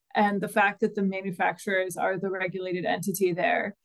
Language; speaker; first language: English; native; English